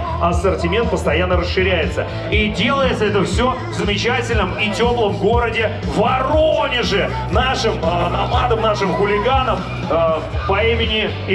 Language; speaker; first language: Russian; native; Russian